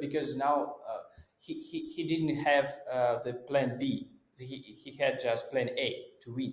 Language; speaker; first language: English; non-native, fluent; Russian